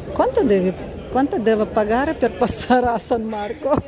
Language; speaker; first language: Italian; non-native, learner; Russian